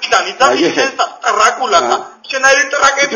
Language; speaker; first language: Georgian; native; Georgian